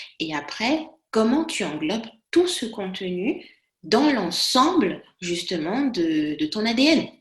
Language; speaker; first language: French; non-native, local second language; Lingala